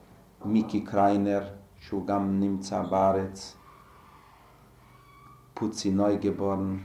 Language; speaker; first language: Hebrew; non-native, fluent; Slovak